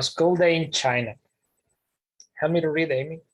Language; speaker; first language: English; non-native, fluent; Spanish